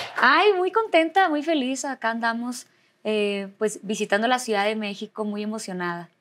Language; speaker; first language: Spanish; native; Spanish